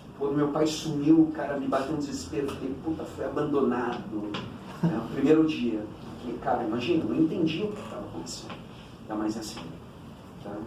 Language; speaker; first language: Portuguese; early bilingual, other home language; Cantonese